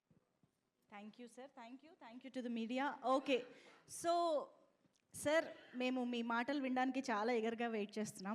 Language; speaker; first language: Telugu; native; Telugu